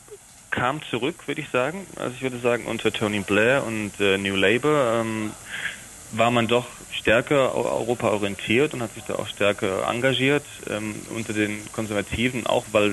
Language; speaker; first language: German; native; German